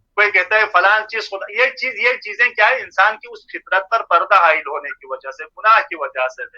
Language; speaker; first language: Urdu; non-native, local second language; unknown